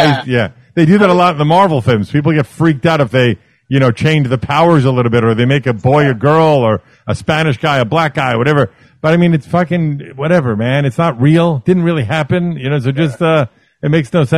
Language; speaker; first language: English; native; English